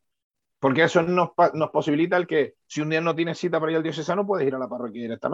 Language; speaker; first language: Spanish; native; Spanish